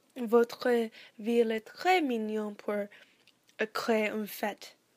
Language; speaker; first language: French; non-native, learner; English